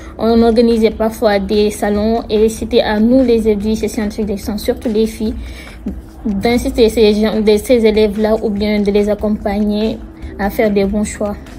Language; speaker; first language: French; non-native, local second language; Wolof